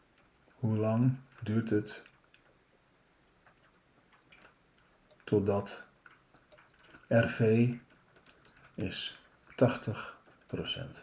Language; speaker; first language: Dutch; native; Dutch